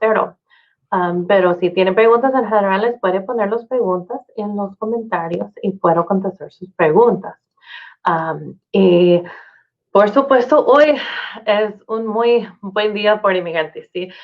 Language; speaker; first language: Spanish; non-native, fluent; English